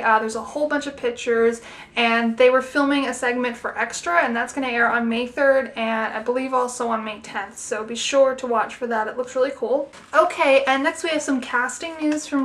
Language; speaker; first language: English; native; English